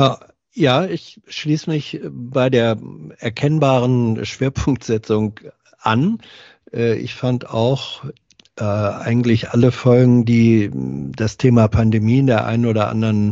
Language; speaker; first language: German; native; German